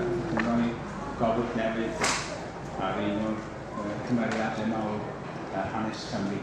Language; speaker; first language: Welsh; native; Welsh